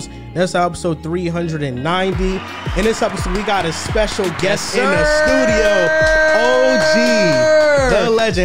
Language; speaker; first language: English; native; English